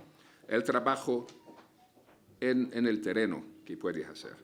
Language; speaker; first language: Spanish; non-native, fluent; Arabic